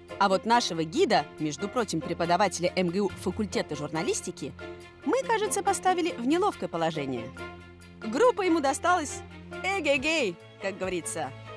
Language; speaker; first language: Russian; non-native, fluent; French